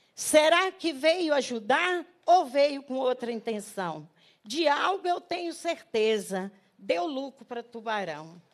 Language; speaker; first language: Portuguese; native; Portuguese